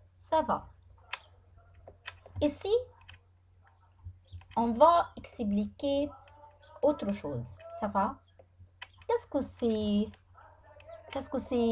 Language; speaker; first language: French; non-native, fluent; Arabic